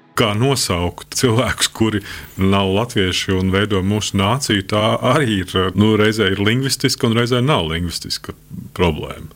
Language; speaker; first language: Latvian; native; Latvian